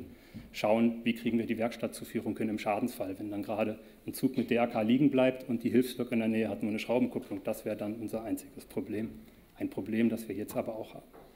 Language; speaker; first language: German; native; German